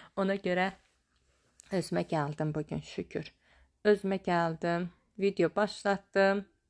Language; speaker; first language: Azerbaijani; native; Azerbaijani